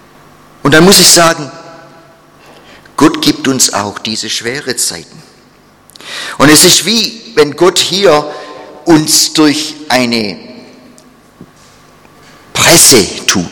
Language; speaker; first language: German; non-native, fluent; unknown